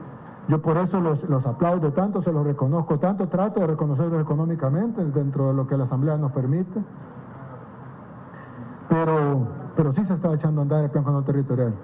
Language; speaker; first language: Spanish; native; Spanish